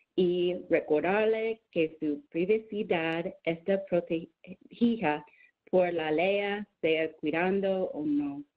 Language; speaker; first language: Spanish; non-native, learner; English